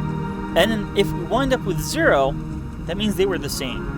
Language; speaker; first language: English; native; English